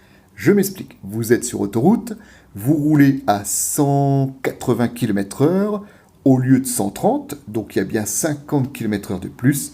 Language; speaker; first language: French; native; French